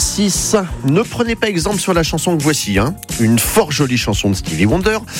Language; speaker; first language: French; native; French